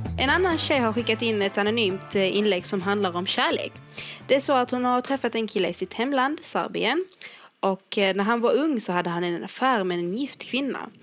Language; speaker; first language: Swedish; early bilingual, other home language; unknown